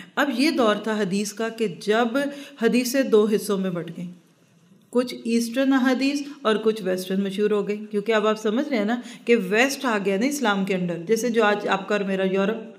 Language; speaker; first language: Urdu; early bilingual, heritage; Urdu